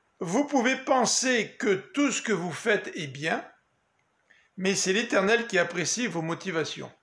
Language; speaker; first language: French; native; French